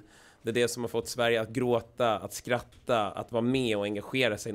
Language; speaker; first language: Swedish; native; Swedish